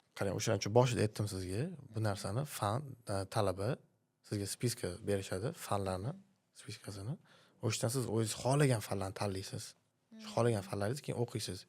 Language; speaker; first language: Uzbek; native; Uzbek